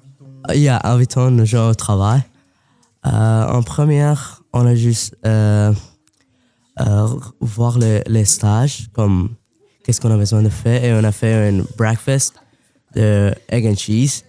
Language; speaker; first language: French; non-native, local second language; English